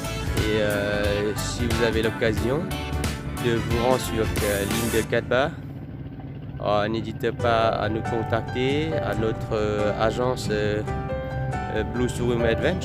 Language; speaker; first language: French; non-native, fluent; Vietnamese